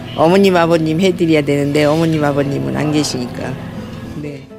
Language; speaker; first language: Korean; native; Korean